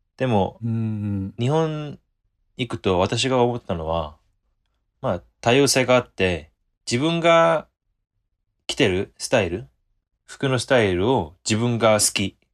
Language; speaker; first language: Japanese; non-native, fluent; Korean